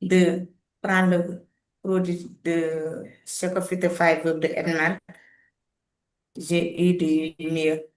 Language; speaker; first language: French; non-native, learner; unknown